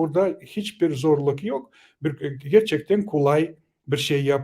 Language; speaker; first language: Turkish; non-native, learner; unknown